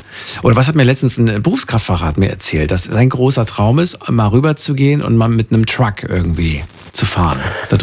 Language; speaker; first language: German; native; German